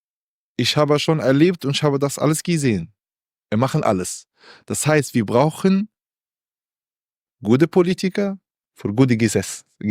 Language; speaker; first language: German; non-native, learner; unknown